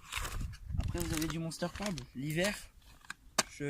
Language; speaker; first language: French; native; French